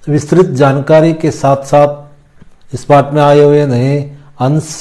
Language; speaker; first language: Hindi; non-native, local second language; Kannada